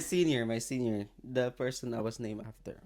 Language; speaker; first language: English; non-native, local second language; Cebuano